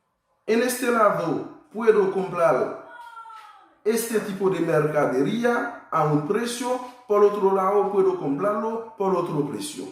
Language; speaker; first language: Spanish; non-native, fluent; Haitian Creole